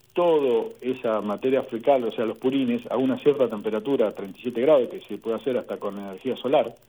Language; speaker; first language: Spanish; native; Spanish